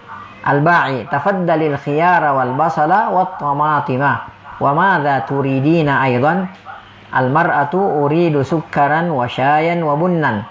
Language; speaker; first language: Arabic; non-native, fluent; Indonesian